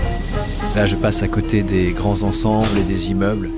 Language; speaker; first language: French; native; French